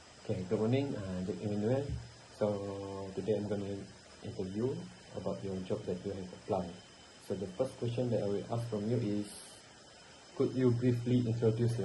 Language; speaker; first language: English; non-native, learner; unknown